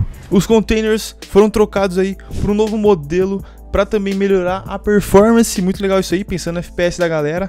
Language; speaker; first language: Portuguese; native; Portuguese